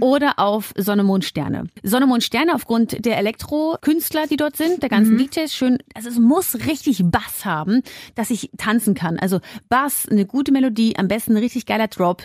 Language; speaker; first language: German; native; German